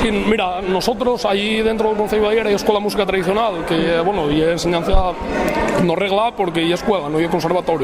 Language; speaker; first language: Spanish; native; Spanish